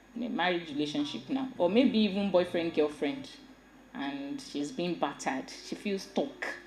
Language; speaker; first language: English; non-native, local second language; Yoruba